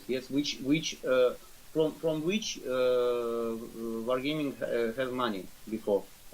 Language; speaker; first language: English; non-native, learner; Russian